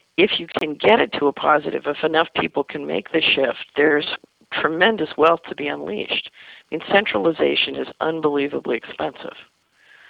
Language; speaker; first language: English; native; English